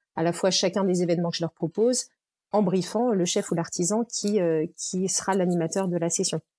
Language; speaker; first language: French; native; French